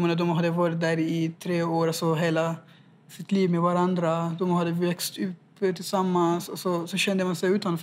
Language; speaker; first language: Swedish; non-native, fluent; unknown